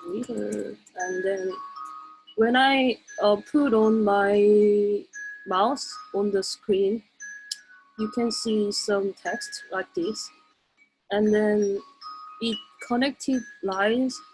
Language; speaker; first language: English; non-native, learner; Korean